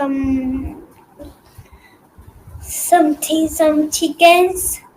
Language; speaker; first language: English; non-native, learner; Hindi